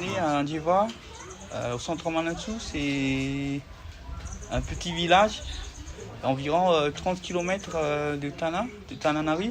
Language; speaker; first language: French; non-native, local second language; Malagasy